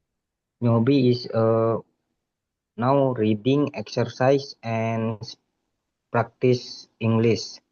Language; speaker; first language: English; non-native, learner; Indonesian